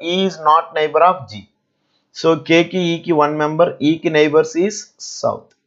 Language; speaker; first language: English; non-native, local second language; Telugu